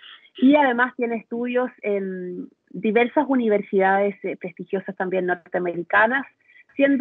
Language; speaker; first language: Spanish; native; Spanish